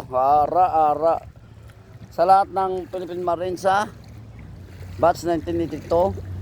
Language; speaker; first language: Filipino; non-native, local second language; Hiligaynon